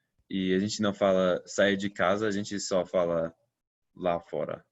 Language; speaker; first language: Portuguese; non-native, fluent; English